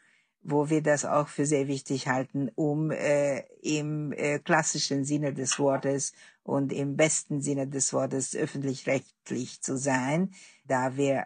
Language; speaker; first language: German; non-native, fluent; Hungarian